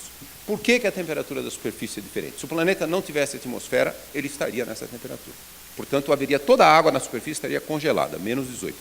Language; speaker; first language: Portuguese; native; Portuguese